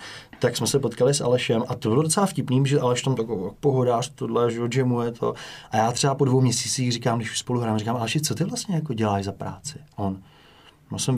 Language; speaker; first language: Czech; native; Czech